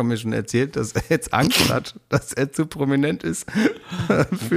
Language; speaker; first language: German; native; German